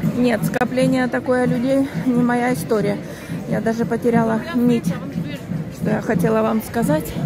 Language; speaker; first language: Russian; native; Russian